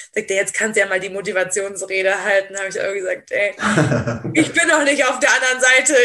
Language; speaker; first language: German; native; German